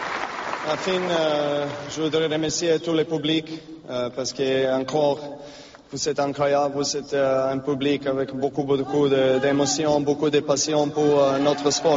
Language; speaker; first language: French; non-native, learner; Serbian